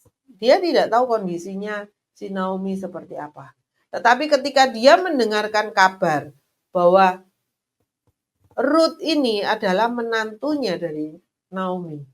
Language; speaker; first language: Indonesian; native; Indonesian